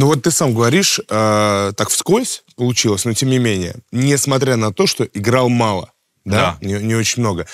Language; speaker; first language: Russian; native; Russian